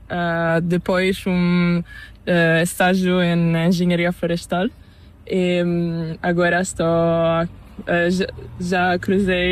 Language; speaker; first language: Spanish; non-native, learner; Italian